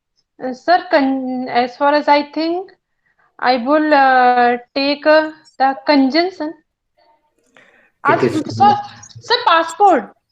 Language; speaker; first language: English; non-native, learner; Hindi